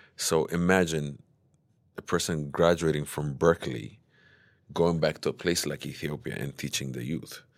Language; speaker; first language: English; early bilingual, other home language; Amharic